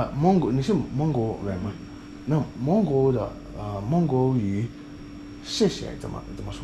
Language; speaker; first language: Chinese; non-native, learner; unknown